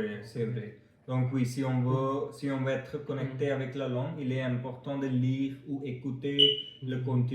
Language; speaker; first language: French; non-native, fluent; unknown